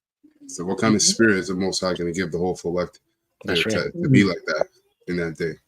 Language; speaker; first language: English; native; English